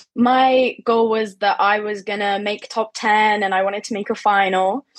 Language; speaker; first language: English; native; English